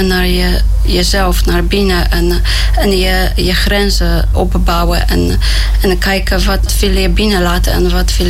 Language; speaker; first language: Dutch; non-native, fluent; Polish